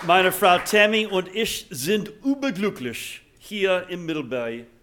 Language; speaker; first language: German; non-native, learner; English